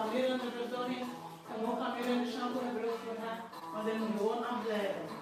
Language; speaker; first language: Dutch; non-native, fluent; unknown